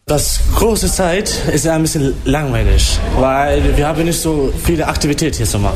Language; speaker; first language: German; non-native, learner; Albanian